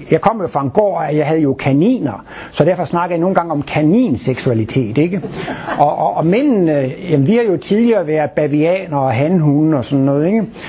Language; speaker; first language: Danish; native; Danish